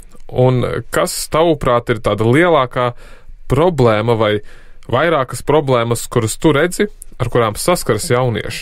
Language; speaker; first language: Latvian; native; Latvian